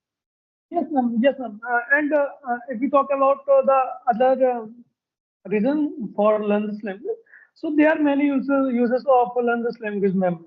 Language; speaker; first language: English; non-native, learner; Hindi